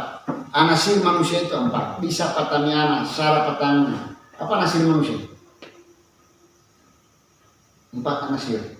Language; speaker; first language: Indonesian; non-native, local second language; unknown